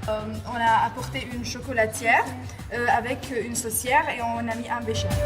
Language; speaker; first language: French; non-native, learner; Arabic